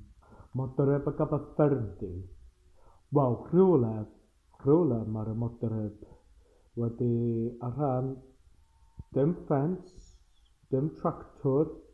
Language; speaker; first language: Welsh; non-native, learner; English